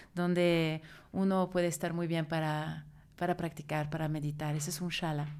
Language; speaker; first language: Spanish; non-native, fluent; French